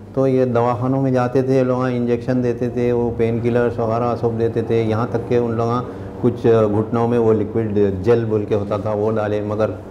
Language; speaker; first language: Hindi; non-native, local second language; Urdu